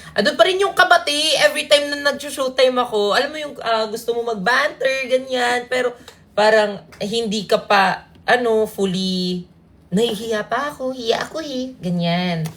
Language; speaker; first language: Filipino; non-native, local second language; Cebuano